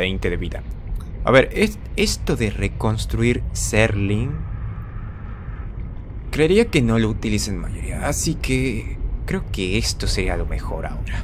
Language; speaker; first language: Spanish; native; Spanish